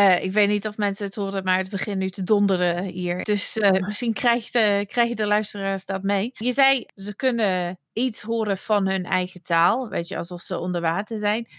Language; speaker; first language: Dutch; non-native, fluent; English